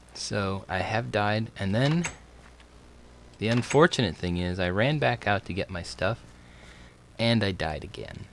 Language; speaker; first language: English; native; English